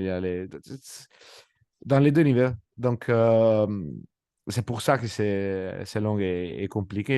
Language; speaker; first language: French; non-native, fluent; Italian